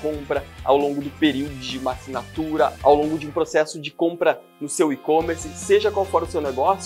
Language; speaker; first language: Portuguese; native; Portuguese